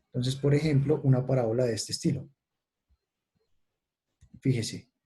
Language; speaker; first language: Spanish; native; Spanish